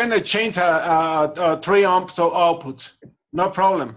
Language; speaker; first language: English; non-native, learner; Spanish